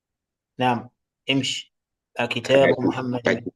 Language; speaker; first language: Arabic; non-native, fluent; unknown